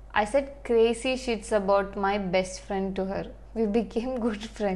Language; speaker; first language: English; non-native, local second language; Malayalam